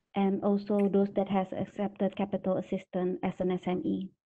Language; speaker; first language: English; non-native, fluent; Indonesian